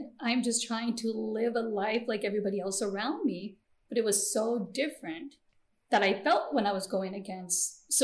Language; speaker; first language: English; early bilingual, other home language; Gujarati